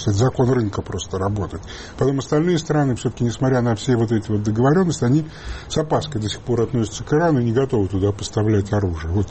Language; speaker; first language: Russian; native; Russian